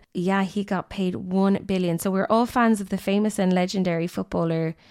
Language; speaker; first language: English; native; English